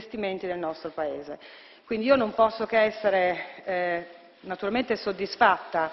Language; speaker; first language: Italian; native; Italian